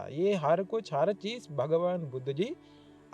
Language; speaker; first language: Hindi; non-native, learner; Sinhala